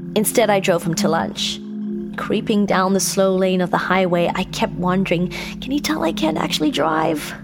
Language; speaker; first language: English; native; English